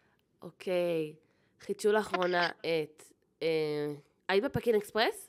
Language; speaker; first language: Hebrew; native; Hebrew